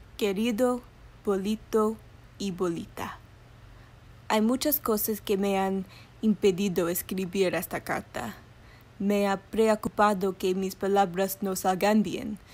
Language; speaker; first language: Spanish; early bilingual, heritage; English